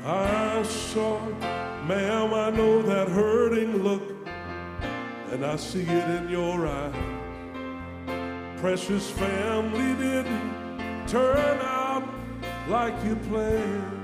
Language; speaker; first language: English; native; English